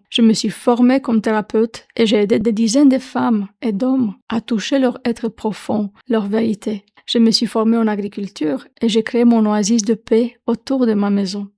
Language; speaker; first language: French; non-native, fluent; Romanian